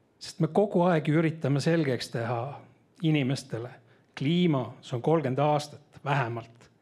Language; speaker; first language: Estonian; native; Estonian